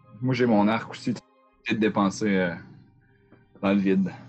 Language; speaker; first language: French; native; French